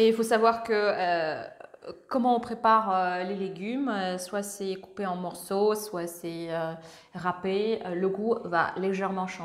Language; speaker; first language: French; non-native, fluent; Ukrainian